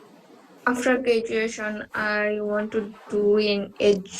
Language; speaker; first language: English; non-native, learner; Bangla